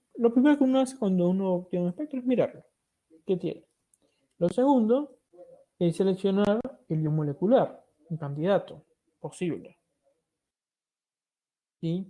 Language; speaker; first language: Spanish; native; Spanish